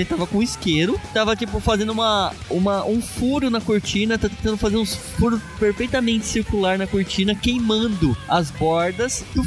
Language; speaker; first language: Portuguese; native; Portuguese